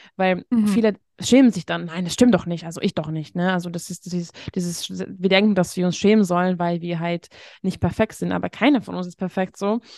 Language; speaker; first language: German; non-native, fluent; Hungarian